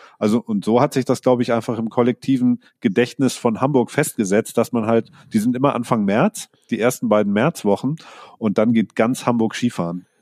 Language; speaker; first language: German; native; German